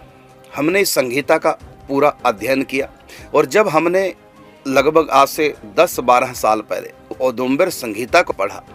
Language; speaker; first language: Hindi; native; Hindi